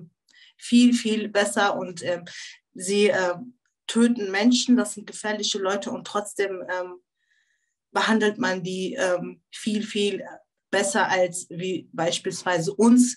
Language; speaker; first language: German; early bilingual, other home language; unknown